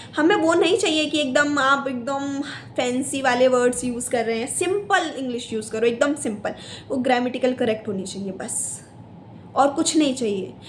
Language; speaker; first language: Hindi; native; Hindi